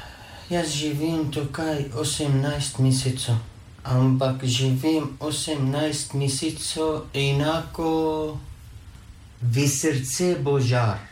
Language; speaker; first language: Slovenian; non-native, learner; Arabic